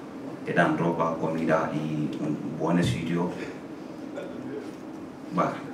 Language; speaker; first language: Spanish; non-native, learner; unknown